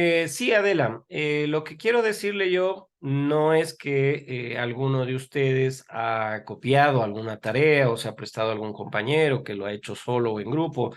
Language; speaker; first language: Spanish; native; Spanish